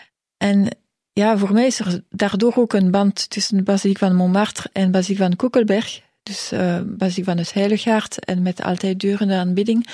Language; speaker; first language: Dutch; non-native, local second language; French